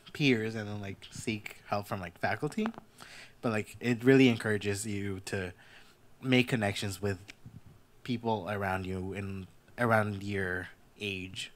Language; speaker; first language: English; early bilingual, other home language; Spanish